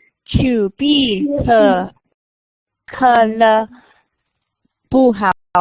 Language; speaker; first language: Chinese; non-native, learner; English